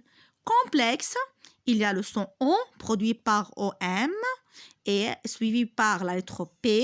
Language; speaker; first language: French; non-native, local second language; Arabic